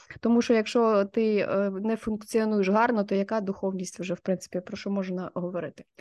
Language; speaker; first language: Ukrainian; non-native, local second language; Russian